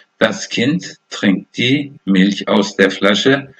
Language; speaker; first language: German; non-native, fluent; Turkish